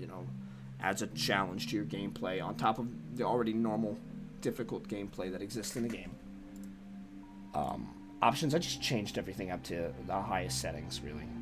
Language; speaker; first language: English; native; English